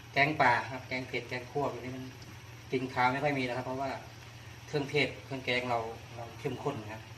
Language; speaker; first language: Thai; native; Thai